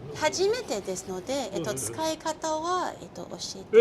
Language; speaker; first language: Japanese; non-native, learner; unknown